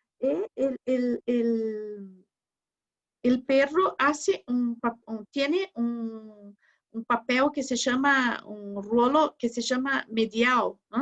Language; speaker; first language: Spanish; non-native, learner; Portuguese